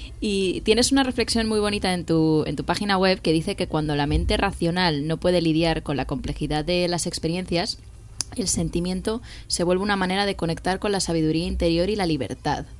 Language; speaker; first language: Spanish; native; Spanish